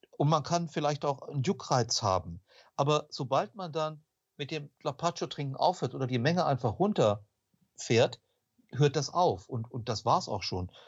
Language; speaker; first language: German; native; German